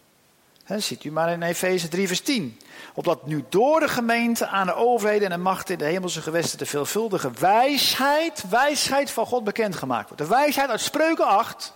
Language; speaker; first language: Dutch; native; Dutch